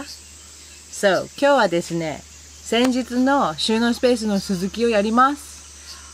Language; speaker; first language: Japanese; early bilingual, heritage; Japanese